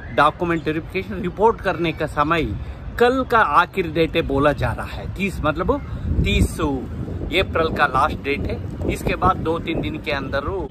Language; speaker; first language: Hindi; non-native, local second language; Kannada